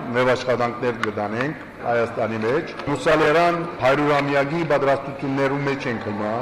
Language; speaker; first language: Armenian; early bilingual, heritage; Armenian